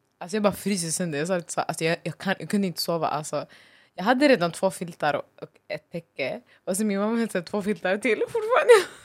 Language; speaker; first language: Swedish; early bilingual, other home language; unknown